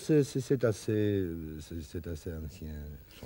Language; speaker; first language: French; non-native, learner; Russian